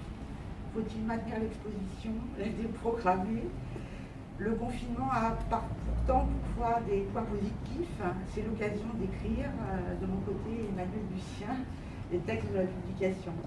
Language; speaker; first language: French; native; French